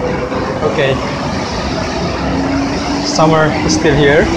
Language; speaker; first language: English; non-native, fluent; Indonesian